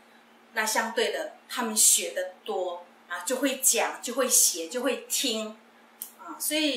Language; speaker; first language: Chinese; non-native, local second language; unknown